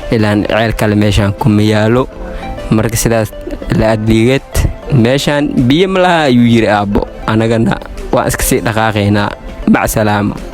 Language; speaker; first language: Somali; non-native, local second language; Swahili